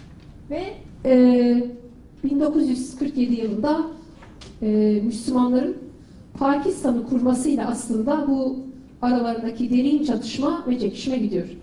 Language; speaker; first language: Turkish; native; Turkish